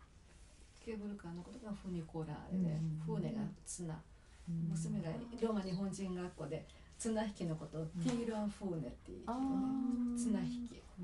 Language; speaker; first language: Japanese; native; Japanese